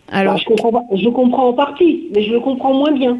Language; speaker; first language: French; native; French